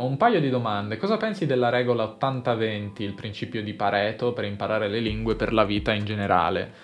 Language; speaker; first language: Italian; native; Italian